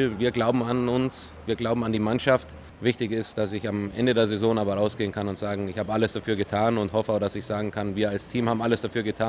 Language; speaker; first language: German; native; German